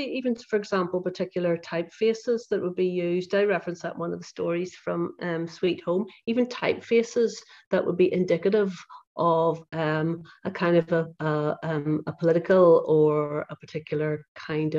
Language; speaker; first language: English; native; English